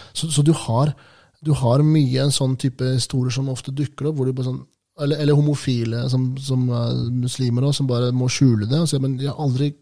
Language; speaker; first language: Norwegian; early bilingual, other home language; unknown